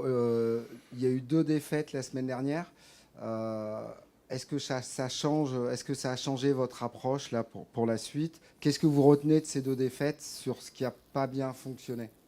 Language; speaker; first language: French; native; French